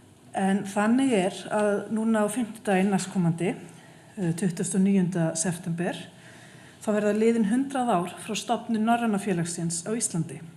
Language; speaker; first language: Icelandic; native; Icelandic